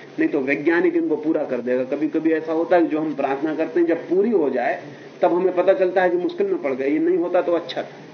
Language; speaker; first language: Hindi; native; Hindi